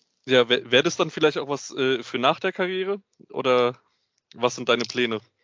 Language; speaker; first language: German; native; German